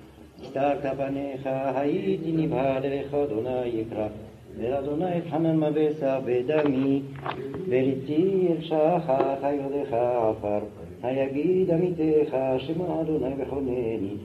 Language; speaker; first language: Hebrew; non-native, fluent; French